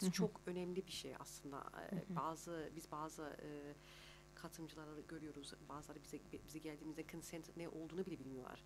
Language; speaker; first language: Turkish; early bilingual, heritage; Turkish